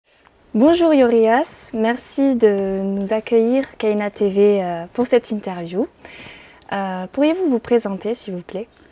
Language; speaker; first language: French; native; French